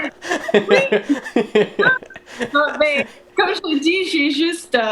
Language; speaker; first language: French; non-native, learner; English